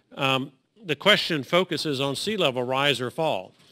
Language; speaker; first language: English; native; English